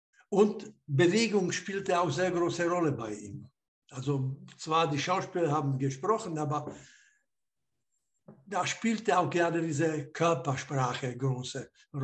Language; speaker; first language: German; non-native, fluent; Slovak